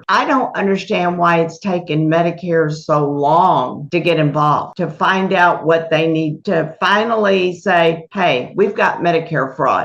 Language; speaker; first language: English; native; English